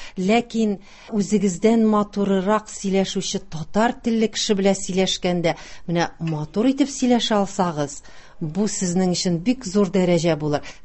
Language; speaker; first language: Tatar; native; Tatar